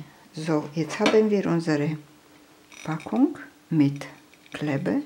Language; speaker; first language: German; non-native, fluent; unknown